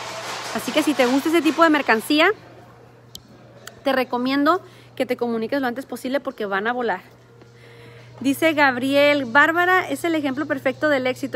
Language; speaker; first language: Spanish; native; Spanish